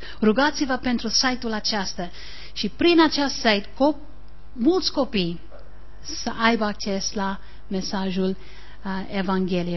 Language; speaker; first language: Romanian; non-native, learner; English